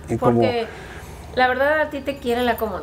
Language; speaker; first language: Spanish; native; Spanish